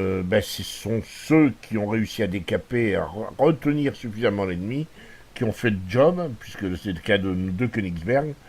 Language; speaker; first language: French; native; French